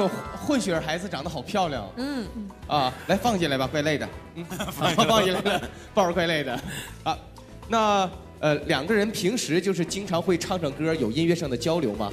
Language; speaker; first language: Chinese; native; Chinese